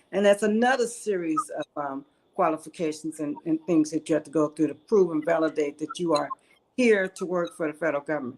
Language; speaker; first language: English; native; English